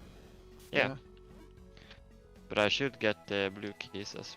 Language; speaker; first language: English; non-native, fluent; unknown